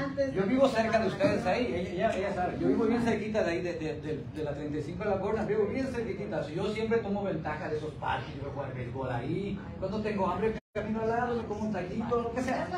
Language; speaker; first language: Spanish; native; Spanish